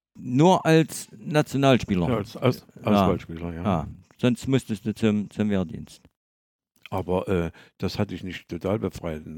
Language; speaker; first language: German; native; German